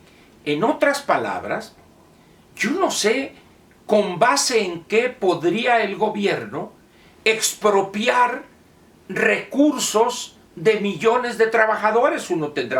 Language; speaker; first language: Spanish; native; Spanish